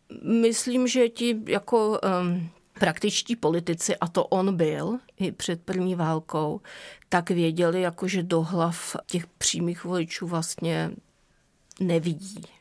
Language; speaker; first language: Czech; native; Czech